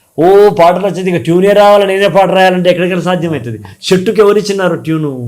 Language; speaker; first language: Telugu; native; Telugu